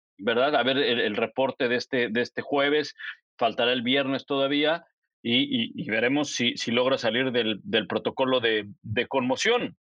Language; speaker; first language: Spanish; native; Spanish